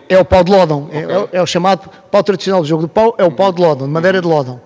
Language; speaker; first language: Portuguese; native; Portuguese